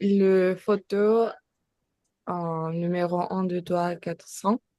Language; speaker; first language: French; non-native, learner; Spanish